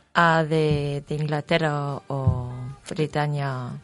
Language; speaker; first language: Spanish; non-native, fluent; German